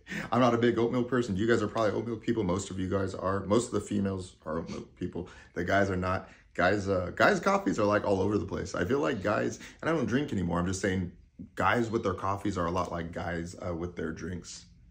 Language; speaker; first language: English; native; English